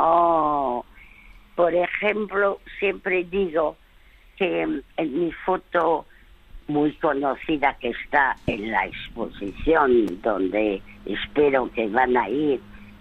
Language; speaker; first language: Spanish; early bilingual, other home language; French